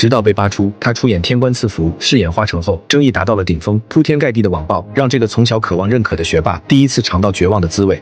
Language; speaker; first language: Chinese; native; Chinese